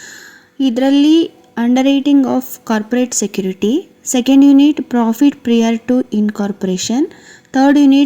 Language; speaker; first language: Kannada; native; Kannada